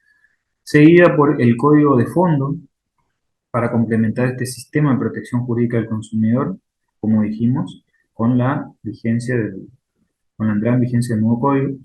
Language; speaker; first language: Spanish; native; Spanish